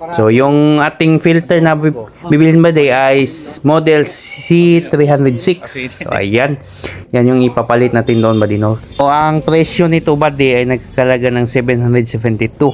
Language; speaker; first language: Filipino; non-native, local second language; Cebuano